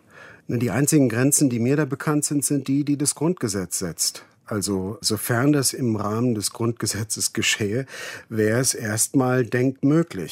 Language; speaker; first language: German; native; German